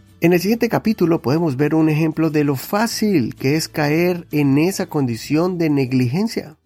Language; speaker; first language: Spanish; native; Spanish